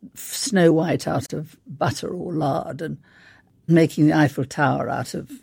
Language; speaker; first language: English; native; English